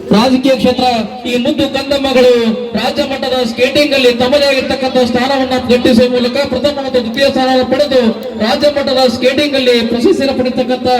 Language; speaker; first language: Kannada; native; Kannada